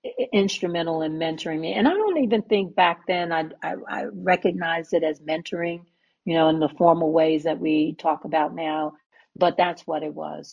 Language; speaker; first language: English; native; English